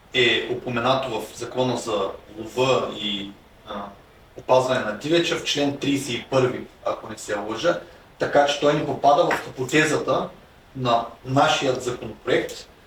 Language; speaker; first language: Bulgarian; native; Bulgarian